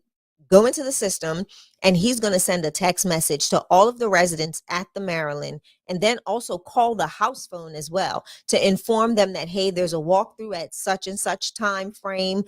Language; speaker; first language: English; native; English